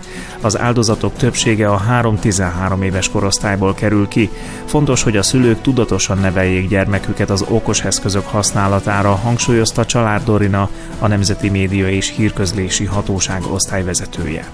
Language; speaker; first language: Hungarian; native; Hungarian